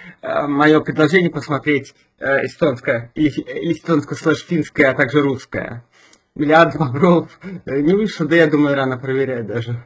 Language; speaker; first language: Russian; native; Russian